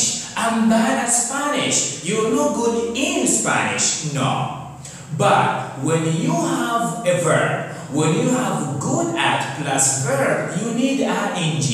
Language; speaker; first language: English; non-native, fluent; Comorian